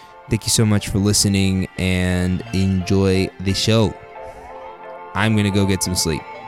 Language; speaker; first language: English; early bilingual, other home language; Spanish